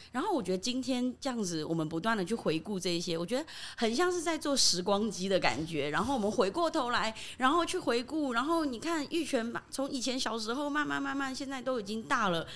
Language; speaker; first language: Chinese; early bilingual, other home language; Burmese